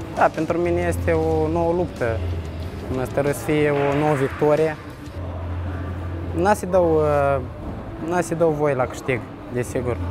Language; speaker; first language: Romanian; non-native, local second language; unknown